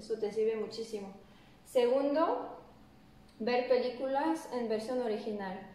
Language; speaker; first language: Spanish; non-native, fluent; French